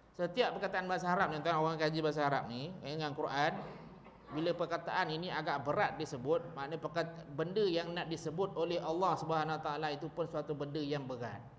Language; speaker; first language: Malay; native; Malay